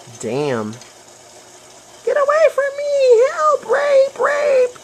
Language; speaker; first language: English; native; English